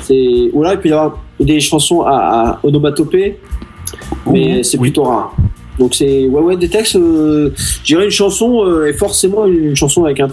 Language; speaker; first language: French; native; French